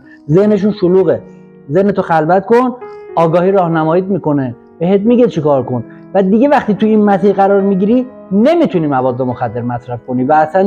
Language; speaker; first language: Persian; native; Persian